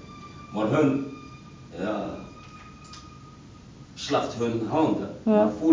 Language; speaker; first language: Dutch; non-native, learner; Arabic